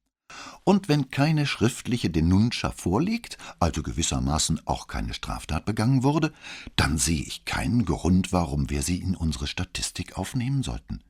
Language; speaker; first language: German; native; German